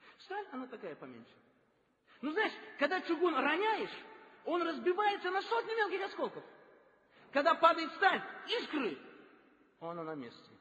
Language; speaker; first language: Russian; non-native, local second language; Tajik